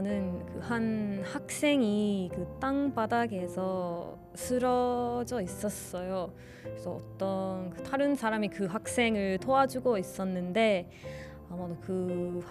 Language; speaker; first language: Korean; non-native, learner; Finnish